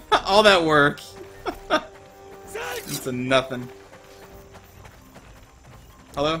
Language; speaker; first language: English; native; English